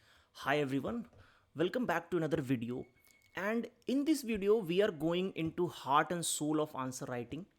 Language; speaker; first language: English; non-native, local second language; Hindi